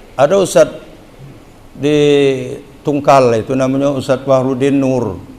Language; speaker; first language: Malay; native; Malay